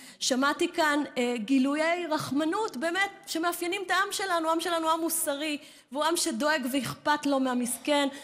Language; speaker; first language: Hebrew; native; Hebrew